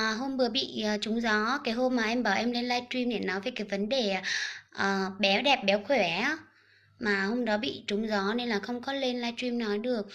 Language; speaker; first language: Vietnamese; non-native, local second language; Hmong